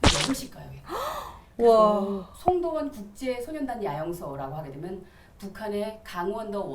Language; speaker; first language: Korean; native; Korean